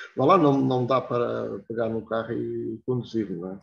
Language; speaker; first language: Portuguese; native; Portuguese